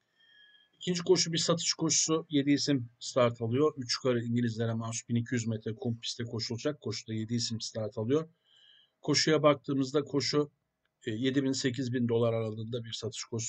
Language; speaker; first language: Turkish; native; Turkish